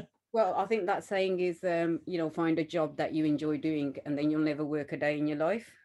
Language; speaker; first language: English; native; English